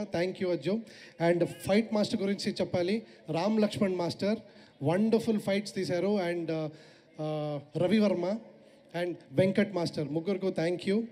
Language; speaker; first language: Telugu; non-native, learner; Kannada